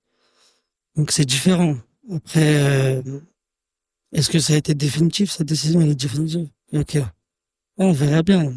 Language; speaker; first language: French; native; French